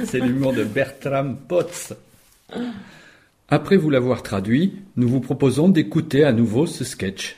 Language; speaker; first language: French; native; French